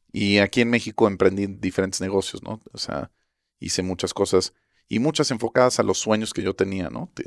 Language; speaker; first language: Spanish; early bilingual, heritage; Spanish